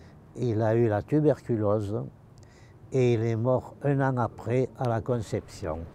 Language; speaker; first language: French; early bilingual, other home language; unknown